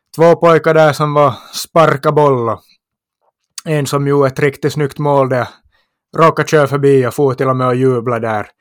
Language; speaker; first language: Swedish; native; Swedish